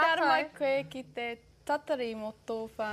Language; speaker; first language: Māori; non-native, learner; English